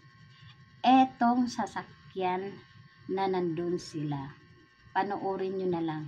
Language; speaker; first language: Filipino; non-native, local second language; Cebuano